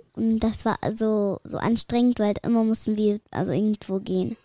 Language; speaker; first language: German; early bilingual, other home language; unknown